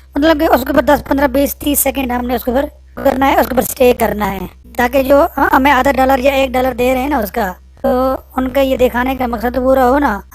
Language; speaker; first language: Urdu; non-native, local second language; Punjabi